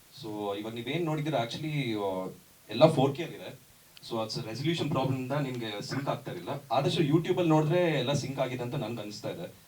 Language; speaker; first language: Kannada; native; Kannada